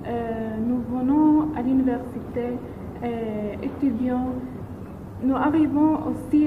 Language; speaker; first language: French; non-native, learner; Arabic